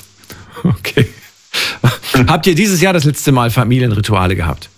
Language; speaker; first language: German; native; German